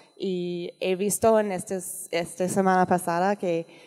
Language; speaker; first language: Spanish; non-native, fluent; English